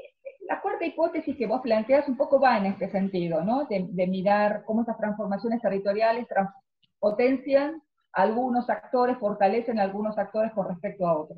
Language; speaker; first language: Spanish; native; Spanish